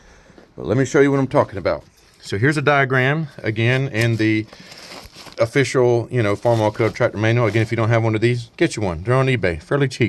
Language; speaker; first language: English; native; English